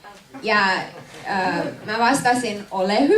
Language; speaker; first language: Finnish; non-native, fluent; French